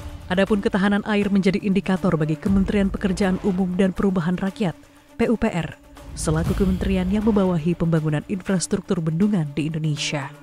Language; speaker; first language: Indonesian; native; Indonesian